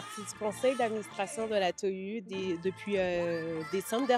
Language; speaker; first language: French; native; French